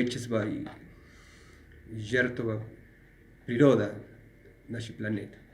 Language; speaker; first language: Russian; non-native, learner; Spanish